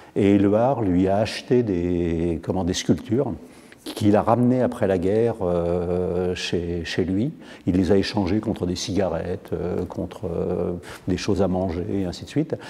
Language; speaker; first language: French; native; French